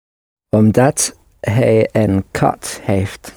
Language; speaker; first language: Dutch; non-native, learner; English